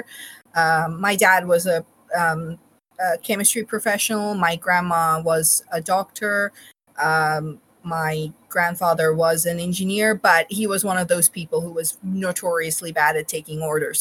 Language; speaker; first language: English; non-native, local second language; Bangla